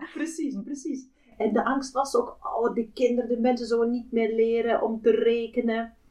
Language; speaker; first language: Dutch; non-native, fluent; German